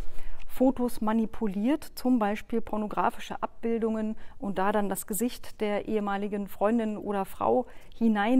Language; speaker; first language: German; native; German